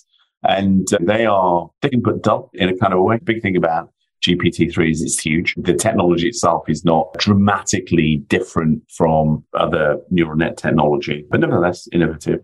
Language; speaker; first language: English; native; English